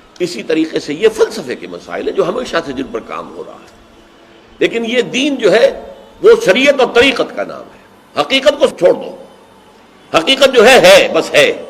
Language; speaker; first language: Urdu; native; Urdu